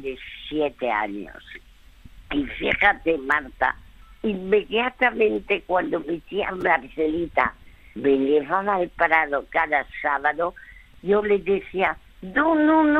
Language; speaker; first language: Spanish; early bilingual, other home language; French